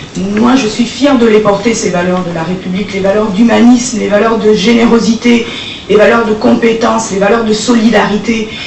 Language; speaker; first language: French; early bilingual, other home language; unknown